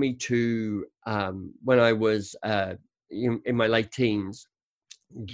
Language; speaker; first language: English; native; English